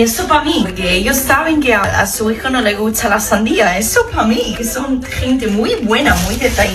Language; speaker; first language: Spanish; non-native, fluent; English